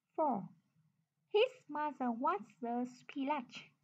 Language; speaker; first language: English; non-native, fluent; Vietnamese